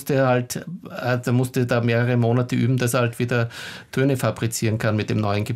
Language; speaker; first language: German; native; German